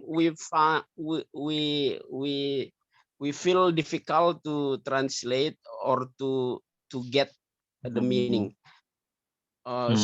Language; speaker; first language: English; non-native, learner; Indonesian